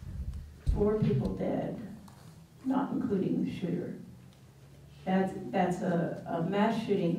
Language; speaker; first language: English; native; English